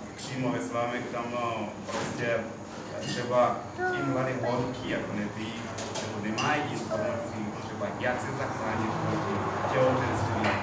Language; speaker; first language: Czech; non-native, learner; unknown